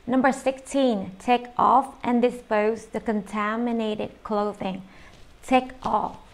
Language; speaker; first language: English; non-native, fluent; Vietnamese